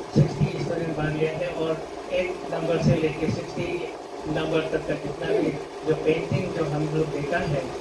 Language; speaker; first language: Hindi; non-native, local second language; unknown